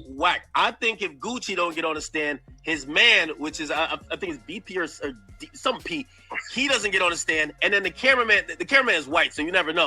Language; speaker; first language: English; native; English